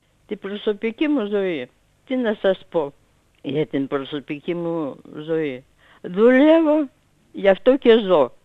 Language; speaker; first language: Greek; non-native, fluent; Russian